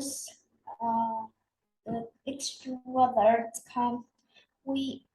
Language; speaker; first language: English; non-native, learner; Vietnamese